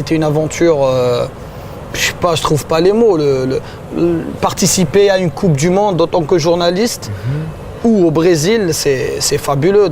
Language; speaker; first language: French; non-native, local second language; Arabic